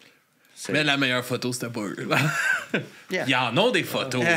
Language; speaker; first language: French; native; French